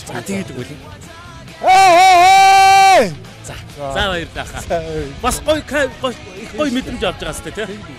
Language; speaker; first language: Mongolian; native; Mongolian